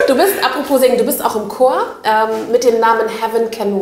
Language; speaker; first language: German; native; German